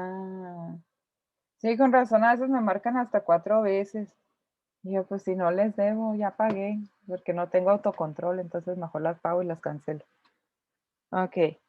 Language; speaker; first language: Spanish; native; Spanish